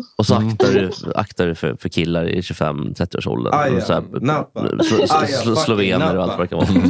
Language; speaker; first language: Swedish; native; Swedish